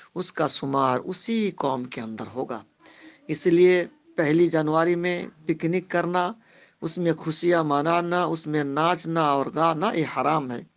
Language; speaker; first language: Urdu; non-native, local second language; Bangla